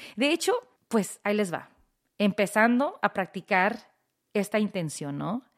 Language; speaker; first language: Spanish; early bilingual, heritage; Spanish